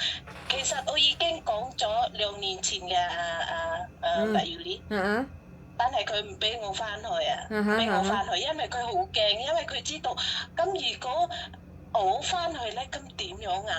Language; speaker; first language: Cantonese; non-native, fluent; Javanese